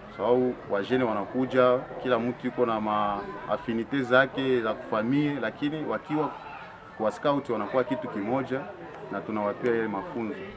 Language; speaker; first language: Swahili; native; Swahili